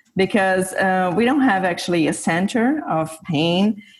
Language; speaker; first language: English; non-native, fluent; Portuguese